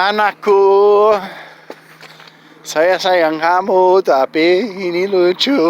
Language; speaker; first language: Indonesian; non-native, fluent; English